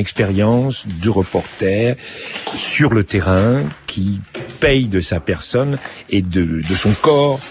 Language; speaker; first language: French; native; French